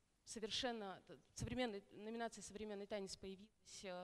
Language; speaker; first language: Russian; native; Russian